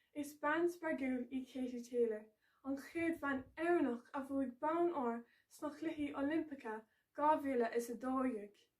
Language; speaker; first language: Irish; non-native, local second language; English